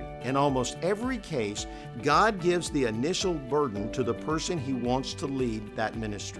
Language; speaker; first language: English; native; English